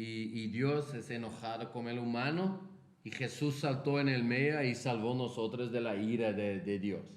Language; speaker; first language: Spanish; non-native, fluent; Portuguese